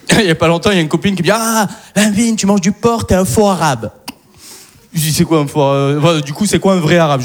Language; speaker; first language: French; early bilingual, other home language; Arabic